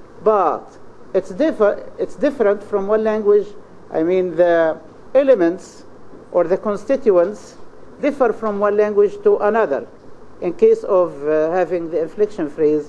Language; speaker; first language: English; non-native, fluent; Arabic